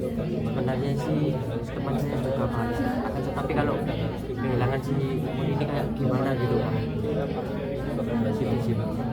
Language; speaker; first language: Indonesian; native; Indonesian